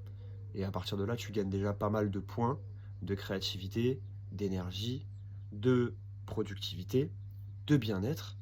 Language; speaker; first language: French; native; French